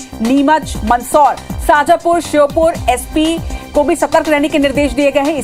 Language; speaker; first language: Hindi; native; Hindi